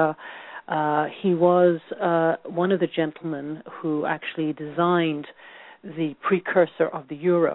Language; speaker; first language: English; native; English